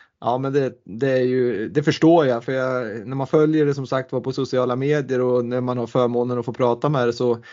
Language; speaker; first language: Swedish; native; Swedish